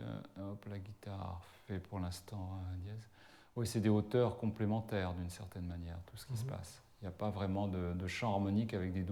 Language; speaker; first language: French; native; French